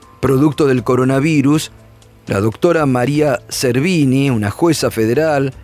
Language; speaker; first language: Spanish; native; Spanish